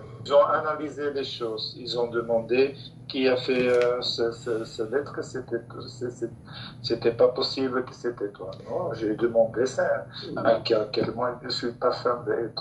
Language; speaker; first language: French; non-native, local second language; Dutch